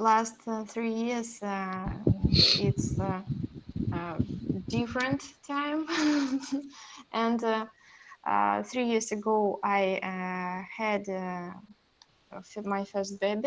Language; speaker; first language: English; non-native, learner; Russian